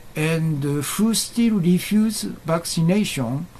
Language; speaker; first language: English; non-native, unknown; Japanese